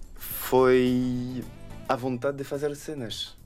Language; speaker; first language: Portuguese; non-native, fluent; French